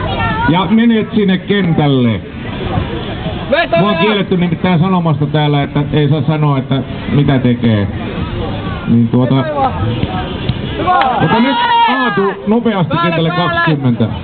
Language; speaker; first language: Finnish; native; Finnish